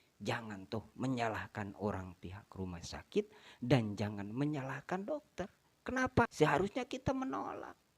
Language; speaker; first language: Indonesian; non-native, local second language; Sundanese